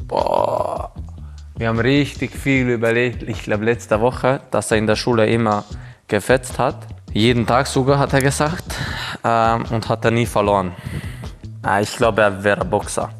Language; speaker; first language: German; non-native, fluent; Hungarian